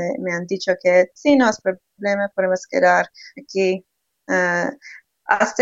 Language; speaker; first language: Spanish; non-native, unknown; English